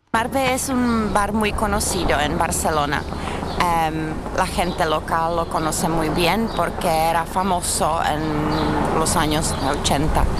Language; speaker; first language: Spanish; non-native, fluent; Czech